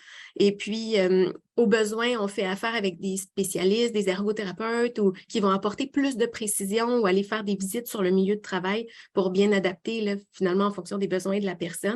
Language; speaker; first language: French; native; French